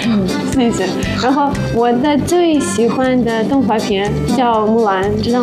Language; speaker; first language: Chinese; non-native, fluent; Russian